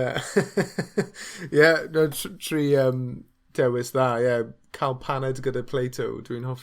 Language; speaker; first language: Welsh; non-native, learner; English